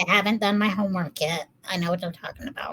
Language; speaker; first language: English; native; English